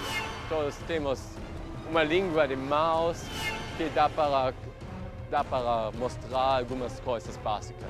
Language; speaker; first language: Portuguese; non-native, learner; German